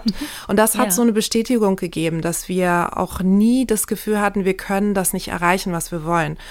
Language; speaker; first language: German; early bilingual, other home language; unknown